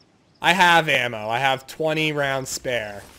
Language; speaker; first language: English; native; English